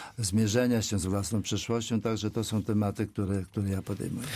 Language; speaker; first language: Polish; native; Polish